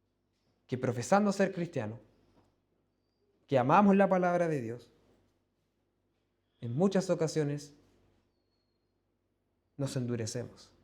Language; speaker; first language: Spanish; native; Spanish